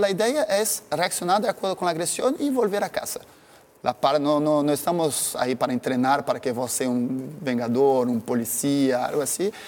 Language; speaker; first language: Spanish; non-native, fluent; Portuguese